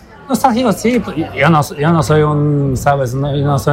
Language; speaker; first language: Spanish; non-native, learner; Polish